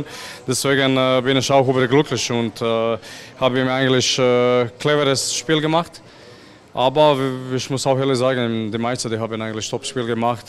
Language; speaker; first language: German; non-native, fluent; Croatian